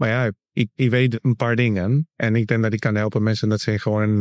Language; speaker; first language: Dutch; non-native, learner; Spanish